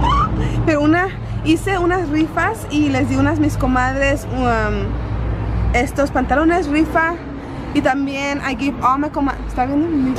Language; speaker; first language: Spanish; early bilingual, heritage; Spanish